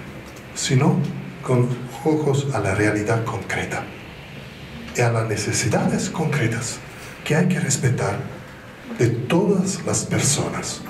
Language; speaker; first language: Spanish; non-native, fluent; Italian